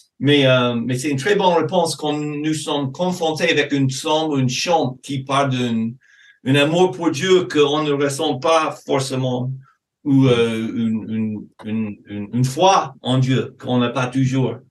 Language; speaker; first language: French; non-native, fluent; English